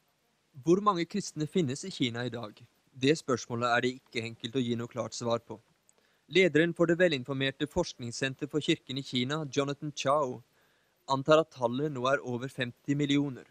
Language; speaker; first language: Norwegian; native; Norwegian